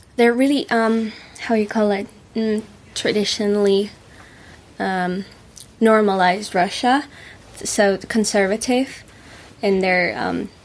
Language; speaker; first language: English; non-native, fluent; Russian